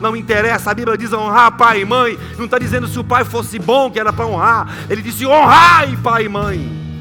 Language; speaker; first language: Portuguese; native; Portuguese